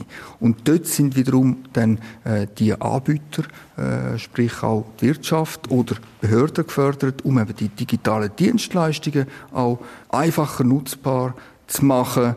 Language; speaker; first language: German; native; German